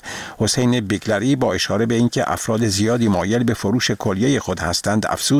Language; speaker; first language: Persian; native; Persian